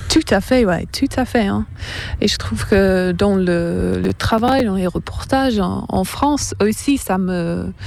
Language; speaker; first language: French; non-native, fluent; English